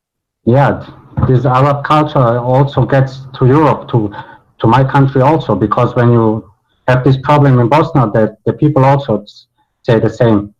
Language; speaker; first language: English; non-native, learner; Bosnian